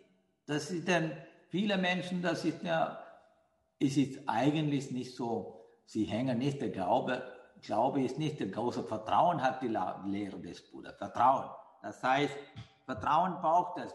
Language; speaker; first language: German; non-native, fluent; Sinhala